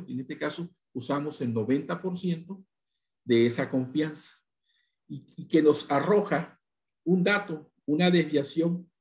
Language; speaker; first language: Spanish; native; Spanish